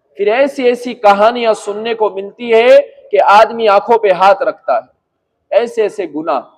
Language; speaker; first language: Urdu; native; Urdu